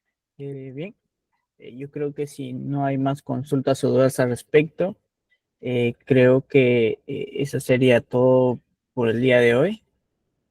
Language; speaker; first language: Spanish; native; Spanish